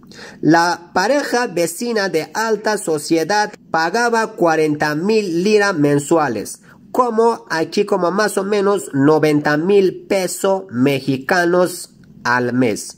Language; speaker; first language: Spanish; non-native, fluent; Turkish